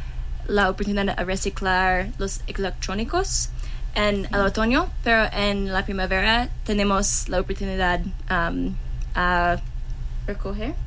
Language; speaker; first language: Spanish; non-native, learner; English